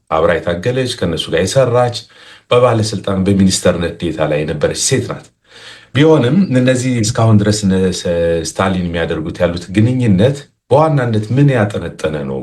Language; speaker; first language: Amharic; non-native, local second language; Tigrinya